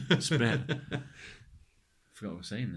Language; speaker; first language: English; native; English